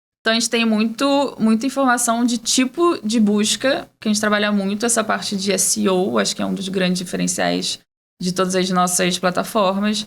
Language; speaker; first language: Portuguese; early bilingual, heritage; Portuguese